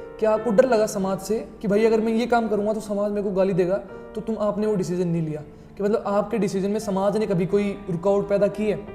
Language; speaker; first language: Hindi; native; Hindi